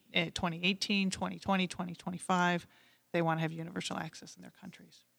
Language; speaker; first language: English; native; English